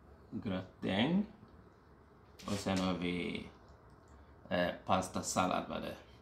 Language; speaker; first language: Swedish; non-native, fluent; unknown